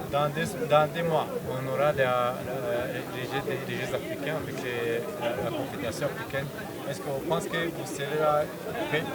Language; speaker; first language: French; non-native, local second language; Kinyarwanda